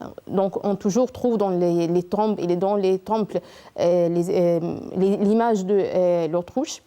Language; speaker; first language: French; non-native, learner; Arabic